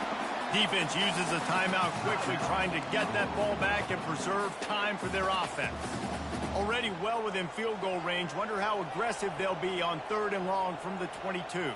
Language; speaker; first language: English; native; English